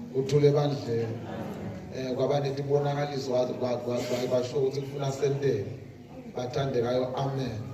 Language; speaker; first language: Zulu; non-native, local second language; Swati